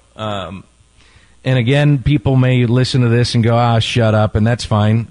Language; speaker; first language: English; native; English